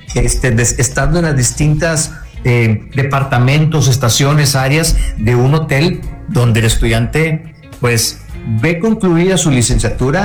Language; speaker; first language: Spanish; native; Spanish